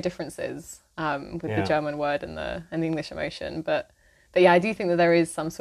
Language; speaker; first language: English; native; English